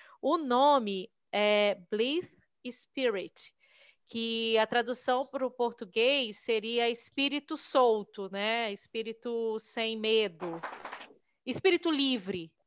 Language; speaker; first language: Portuguese; native; Portuguese